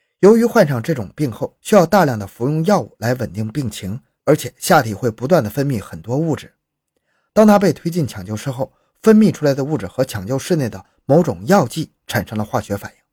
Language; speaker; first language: Chinese; native; Chinese